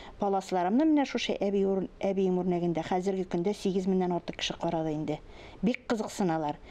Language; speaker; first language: Tatar; native; Tatar